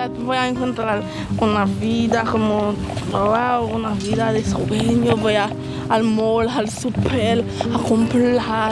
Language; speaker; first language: Spanish; non-native, learner; Haitian Creole